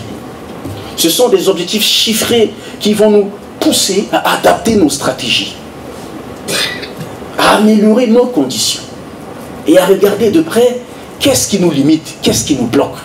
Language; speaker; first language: French; non-native, local second language; Sango